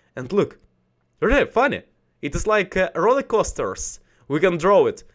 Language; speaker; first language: English; non-native, learner; Russian